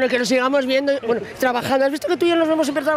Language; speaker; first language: Spanish; native; Spanish